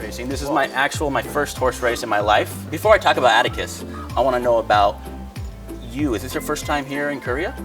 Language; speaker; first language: English; native; English